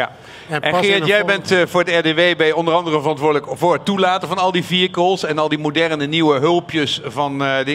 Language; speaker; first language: Dutch; native; Dutch